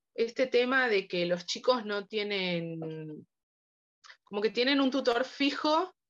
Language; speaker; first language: Spanish; native; Spanish